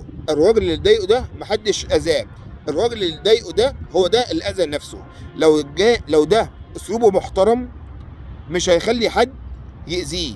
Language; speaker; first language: Arabic; native; Arabic